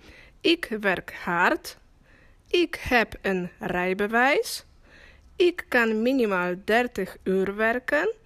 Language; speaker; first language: Dutch; non-native, learner; Polish